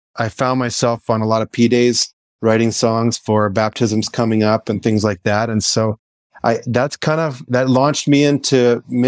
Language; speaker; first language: English; native; English